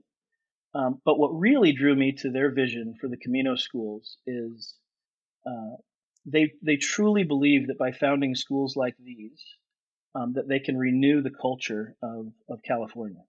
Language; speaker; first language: English; native; English